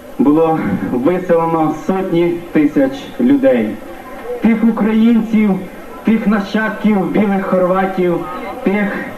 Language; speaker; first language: Ukrainian; native; Ukrainian